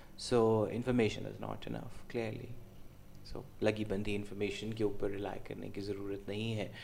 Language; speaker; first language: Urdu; non-native, local second language; Punjabi